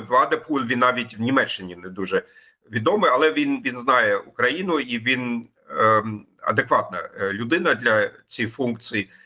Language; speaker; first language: Ukrainian; non-native, fluent; German